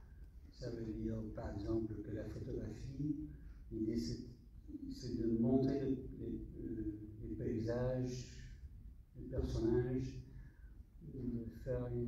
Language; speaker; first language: French; non-native, fluent; English